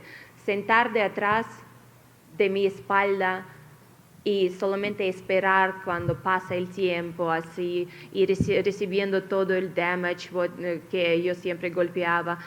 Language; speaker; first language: Spanish; non-native, fluent; Russian